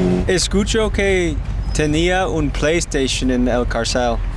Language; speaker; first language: Spanish; non-native, learner; English